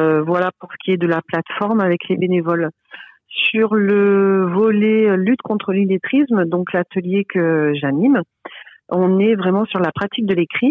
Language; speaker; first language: French; native; French